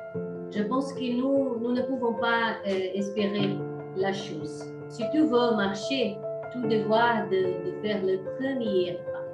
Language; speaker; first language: French; non-native, learner; Portuguese